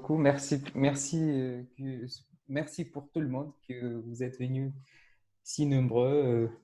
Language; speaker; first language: French; non-native, fluent; Russian